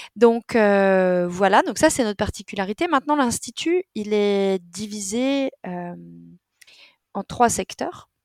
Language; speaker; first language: French; native; French